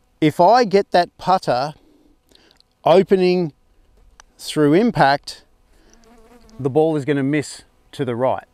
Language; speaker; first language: English; native; English